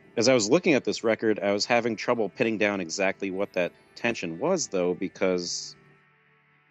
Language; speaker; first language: English; native; English